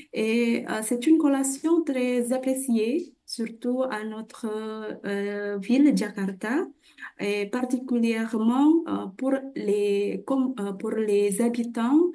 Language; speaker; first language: French; non-native, fluent; Indonesian